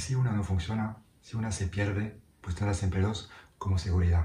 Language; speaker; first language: Spanish; non-native, fluent; French